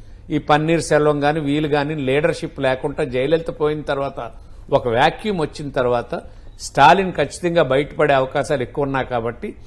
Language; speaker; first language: Telugu; native; Telugu